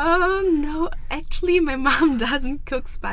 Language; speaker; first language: English; non-native, fluent; German